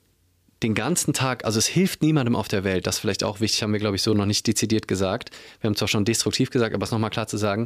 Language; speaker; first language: German; native; German